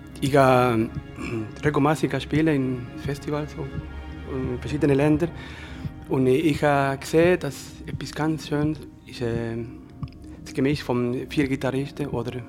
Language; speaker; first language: German; non-native, learner; Spanish